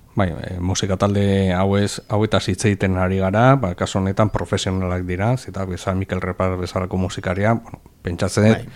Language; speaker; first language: Basque; native; Basque